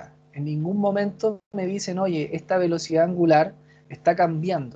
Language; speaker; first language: Spanish; native; Spanish